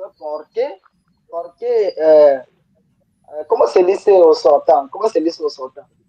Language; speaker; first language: Spanish; non-native, learner; French